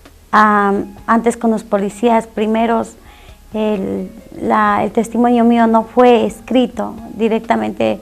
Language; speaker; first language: Spanish; native; Spanish